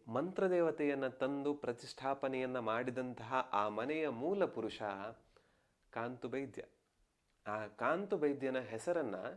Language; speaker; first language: Kannada; non-native, local second language; Tulu